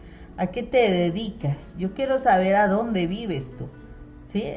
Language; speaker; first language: Spanish; native; Spanish